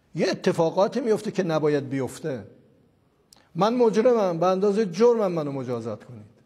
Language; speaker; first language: Persian; non-native, local second language; Azerbaijani